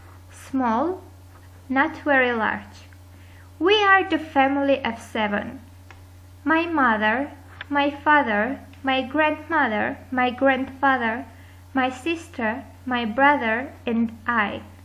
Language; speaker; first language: English; non-native, fluent; Armenian